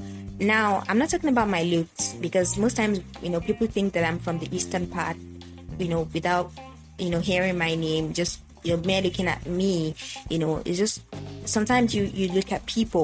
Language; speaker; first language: English; non-native, local second language; Yoruba